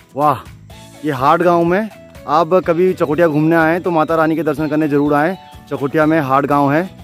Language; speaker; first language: Hindi; non-native, local second language; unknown